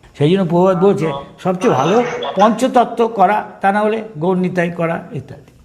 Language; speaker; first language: Bangla; native; Bangla